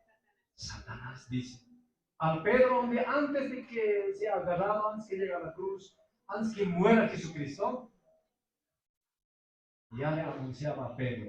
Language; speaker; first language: Spanish; non-native, local second language; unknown